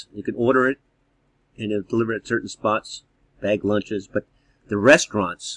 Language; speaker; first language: English; native; English